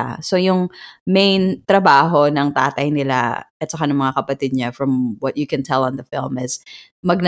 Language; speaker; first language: English; non-native, local second language; Filipino